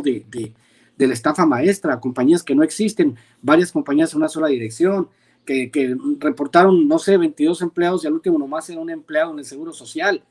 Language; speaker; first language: Spanish; native; Spanish